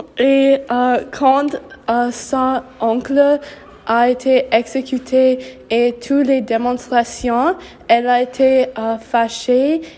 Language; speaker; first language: French; non-native, learner; English